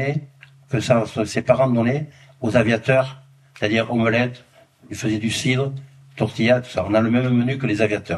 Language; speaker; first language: French; native; French